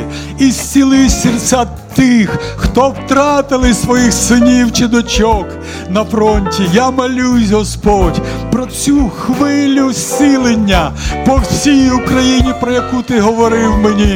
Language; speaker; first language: Ukrainian; non-native, local second language; Russian